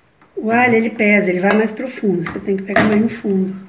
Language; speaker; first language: Portuguese; native; Portuguese